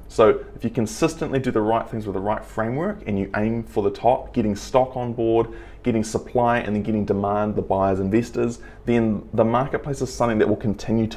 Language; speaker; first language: English; native; English